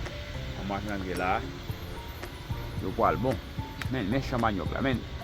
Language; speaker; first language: French; non-native, learner; Haitian Creole